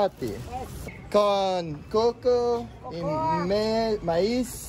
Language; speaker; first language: Spanish; non-native, learner; English